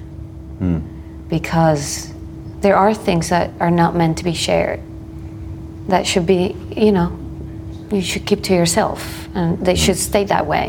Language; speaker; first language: English; non-native, fluent; Spanish